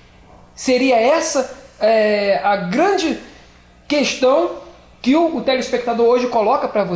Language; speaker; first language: Portuguese; native; Portuguese